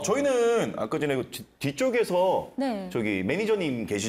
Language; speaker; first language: Korean; native; Korean